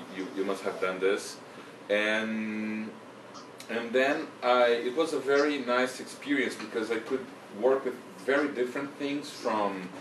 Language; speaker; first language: English; non-native, fluent; Portuguese